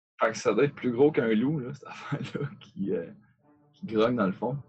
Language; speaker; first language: French; native; French